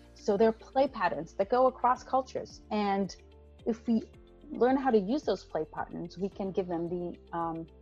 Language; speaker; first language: English; non-native, fluent; Hebrew